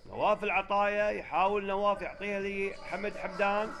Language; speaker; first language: Arabic; native; Arabic